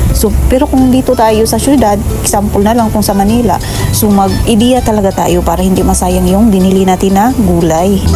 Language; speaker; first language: Filipino; non-native, local second language; Cebuano